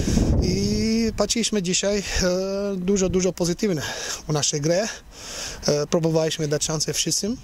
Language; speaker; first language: Polish; non-native, learner; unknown